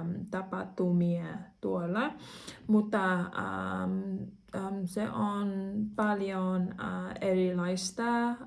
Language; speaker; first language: Finnish; non-native, learner; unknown